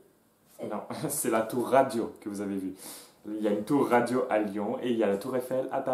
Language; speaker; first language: French; native; French